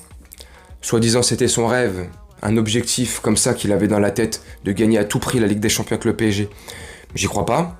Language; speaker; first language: French; native; French